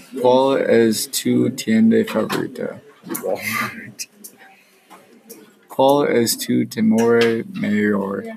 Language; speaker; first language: Spanish; non-native, learner; English